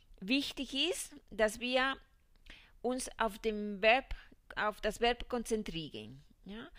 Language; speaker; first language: German; non-native, fluent; Spanish